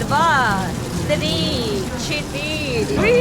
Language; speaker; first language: Russian; native; Russian